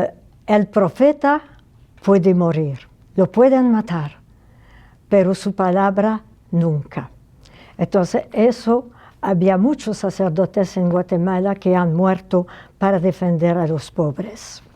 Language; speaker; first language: Spanish; non-native, fluent; French